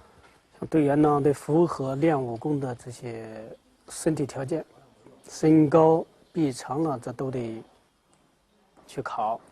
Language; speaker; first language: Chinese; native; Chinese